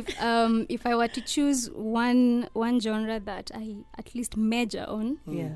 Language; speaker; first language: English; non-native, local second language; Luo (Kenya and Tanzania)